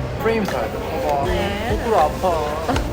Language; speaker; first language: Korean; non-native, learner; German